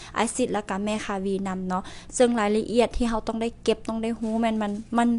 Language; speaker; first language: Lao; non-native, local second language; Hmong